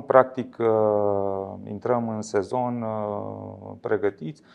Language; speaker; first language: Romanian; native; Romanian